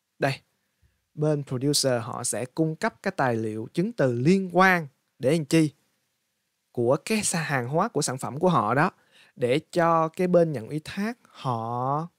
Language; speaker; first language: Vietnamese; native; Vietnamese